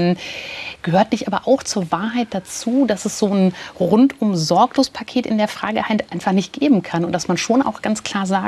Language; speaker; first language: German; native; German